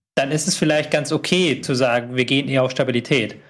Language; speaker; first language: German; non-native, fluent; English